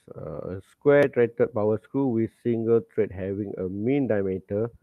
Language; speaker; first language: English; non-native, local second language; Malay